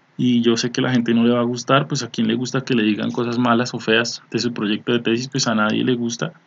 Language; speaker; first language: Spanish; native; Spanish